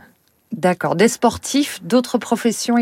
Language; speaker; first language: French; native; French